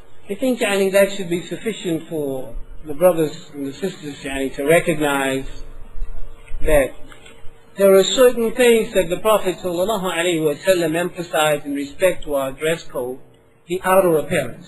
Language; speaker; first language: English; native; English